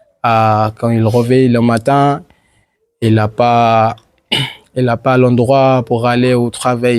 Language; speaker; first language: French; non-native, learner; Swahili